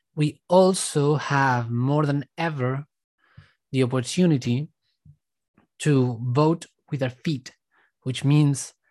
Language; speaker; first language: English; non-native, fluent; Spanish